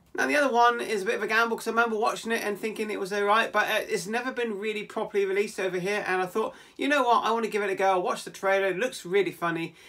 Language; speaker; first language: English; native; English